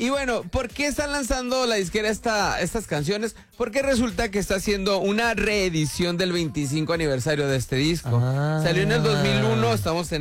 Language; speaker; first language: Spanish; native; Spanish